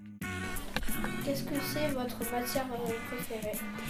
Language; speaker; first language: French; native; French